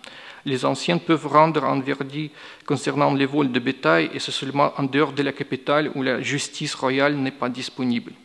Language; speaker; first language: French; non-native, fluent; Russian